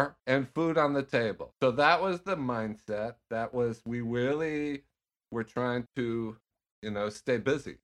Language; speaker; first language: English; native; English